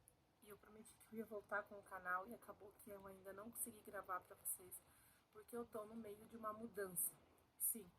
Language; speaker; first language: Portuguese; native; Portuguese